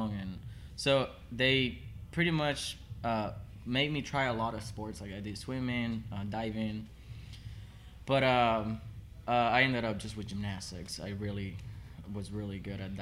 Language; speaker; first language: English; non-native, fluent; Spanish